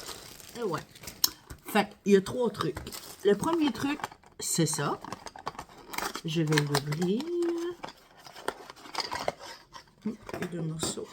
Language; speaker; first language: French; native; French